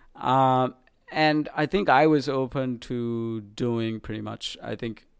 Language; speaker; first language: English; non-native, local second language; Sinhala